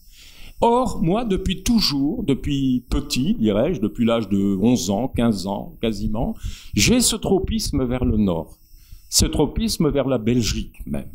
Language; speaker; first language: French; native; French